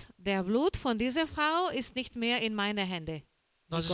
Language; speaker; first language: German; non-native, learner; Portuguese